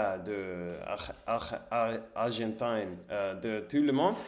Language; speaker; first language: French; non-native, learner; English